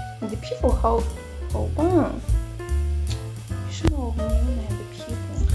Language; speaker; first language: Chinese; non-native, fluent; Ukrainian